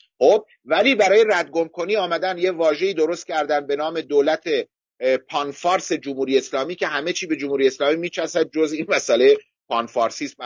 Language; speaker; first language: Persian; non-native, local second language; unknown